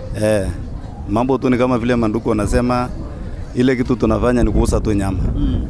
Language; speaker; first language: Swahili; non-native, local second language; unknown